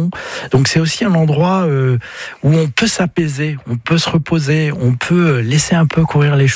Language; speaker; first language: French; native; French